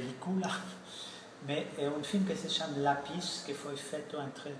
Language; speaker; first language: Portuguese; non-native, fluent; French